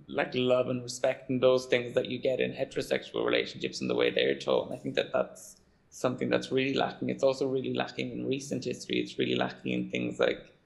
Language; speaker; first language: English; native; English